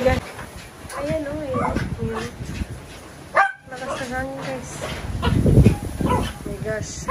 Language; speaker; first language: Filipino; non-native, local second language; Hiligaynon